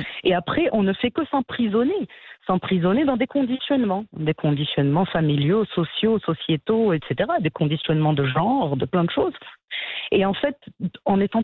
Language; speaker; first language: French; non-native, local second language; Arabic